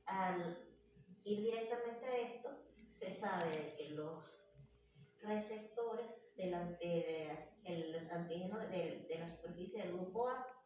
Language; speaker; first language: Spanish; native; Spanish